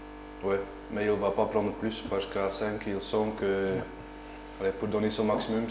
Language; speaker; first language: French; non-native, learner; Dutch